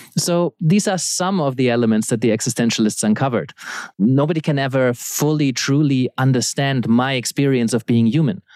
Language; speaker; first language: English; non-native, fluent; German